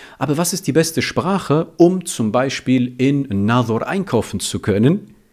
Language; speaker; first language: German; early bilingual, other home language; Riffian